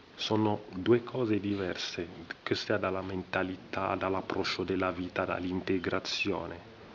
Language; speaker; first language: Italian; non-native, fluent; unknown